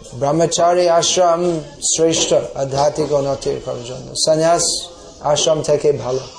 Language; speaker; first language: Bangla; non-native, fluent; English